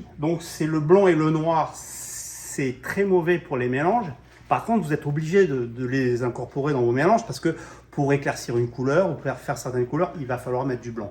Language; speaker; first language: French; native; French